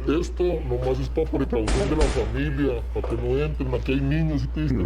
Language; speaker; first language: Spanish; native; Spanish